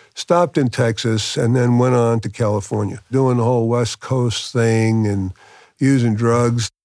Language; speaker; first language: English; native; English